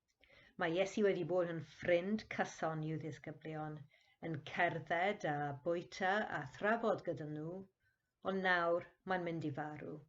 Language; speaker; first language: Welsh; non-native, fluent; English